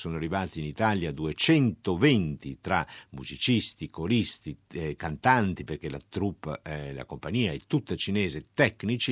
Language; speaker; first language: Italian; native; Italian